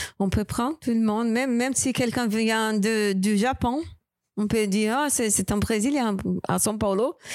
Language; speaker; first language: French; non-native, fluent; Portuguese